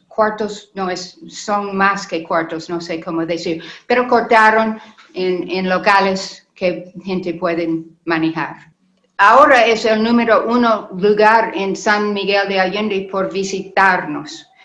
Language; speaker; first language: Spanish; non-native, learner; English